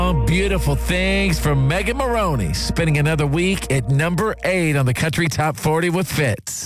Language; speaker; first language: English; native; English